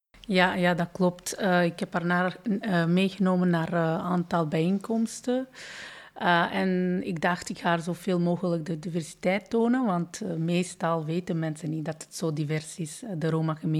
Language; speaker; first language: Dutch; non-native, fluent; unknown